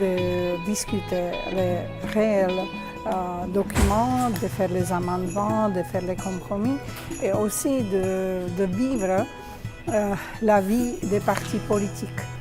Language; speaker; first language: French; non-native, fluent; Slovak